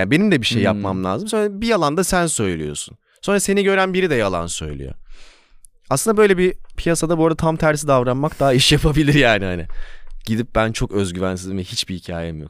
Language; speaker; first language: Turkish; native; Turkish